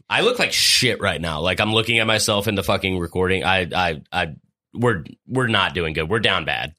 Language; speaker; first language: English; native; English